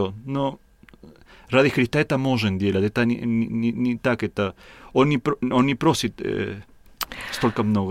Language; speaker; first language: Russian; non-native, learner; Spanish